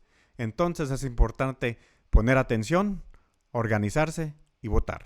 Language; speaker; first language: Spanish; early bilingual, heritage; Spanish